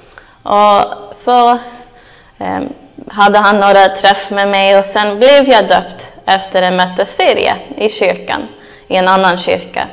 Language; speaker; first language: Swedish; non-native, fluent; English